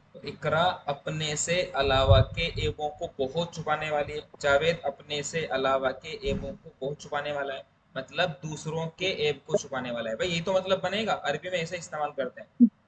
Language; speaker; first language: Urdu; native; Urdu